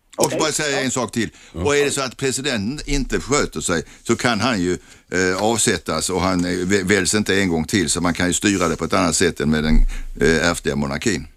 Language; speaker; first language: Swedish; native; Swedish